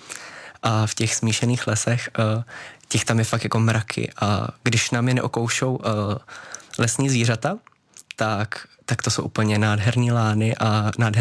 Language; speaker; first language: Czech; native; Czech